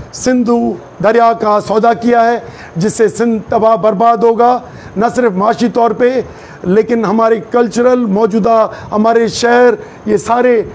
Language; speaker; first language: Urdu; non-native, local second language; Sindhi